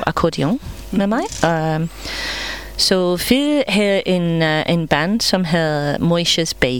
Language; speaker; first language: Danish; non-native, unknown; English